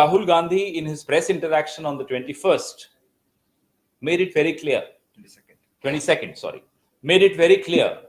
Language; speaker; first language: English; non-native, local second language; Hindi